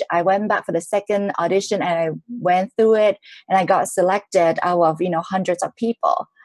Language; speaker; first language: English; non-native, local second language; Cantonese